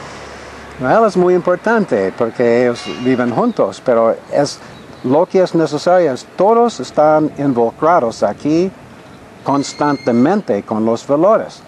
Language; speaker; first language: Spanish; non-native, fluent; English